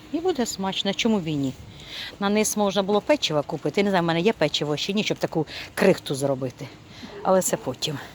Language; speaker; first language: Ukrainian; native; Ukrainian